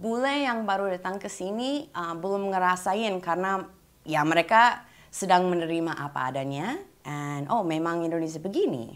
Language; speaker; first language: Indonesian; non-native, fluent; English